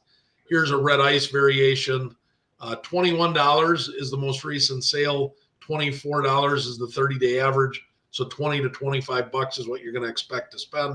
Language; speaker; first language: English; native; English